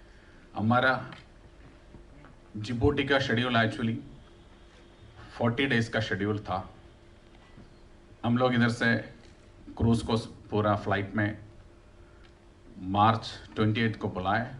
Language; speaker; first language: Hindi; non-native, local second language; Malayalam